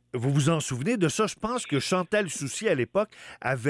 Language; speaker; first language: French; native; French